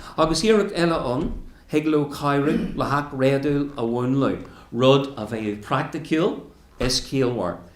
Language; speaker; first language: Irish; non-native, local second language; English